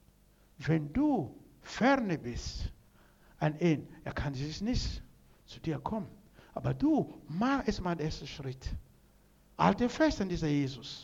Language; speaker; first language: German; non-native, learner; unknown